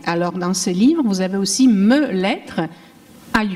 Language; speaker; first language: French; non-native, fluent; Polish